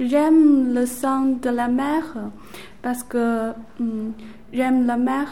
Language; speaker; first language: French; non-native, learner; Chinese